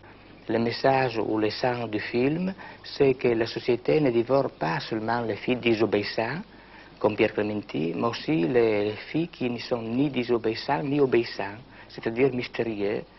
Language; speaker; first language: French; non-native, local second language; Italian